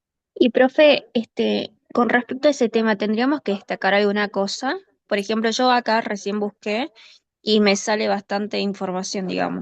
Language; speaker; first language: Spanish; native; Spanish